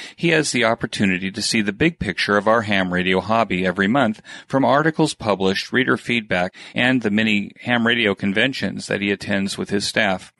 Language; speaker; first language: English; native; English